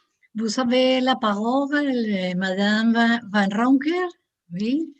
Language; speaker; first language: French; non-native, learner; Spanish